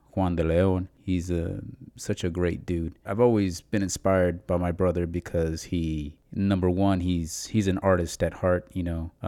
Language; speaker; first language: English; early bilingual, other home language; Spanish